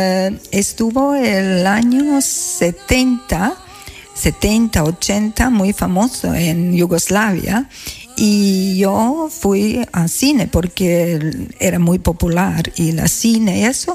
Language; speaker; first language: Spanish; non-native, fluent; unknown